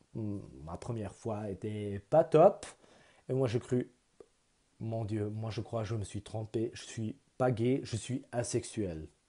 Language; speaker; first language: French; non-native, local second language; German